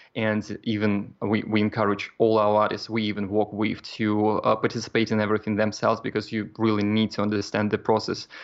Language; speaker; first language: English; non-native, fluent; Russian